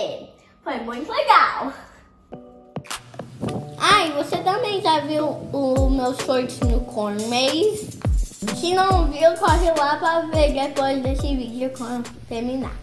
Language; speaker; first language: Portuguese; early bilingual, heritage; Portuguese